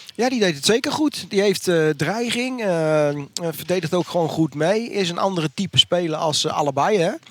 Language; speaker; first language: Dutch; native; Dutch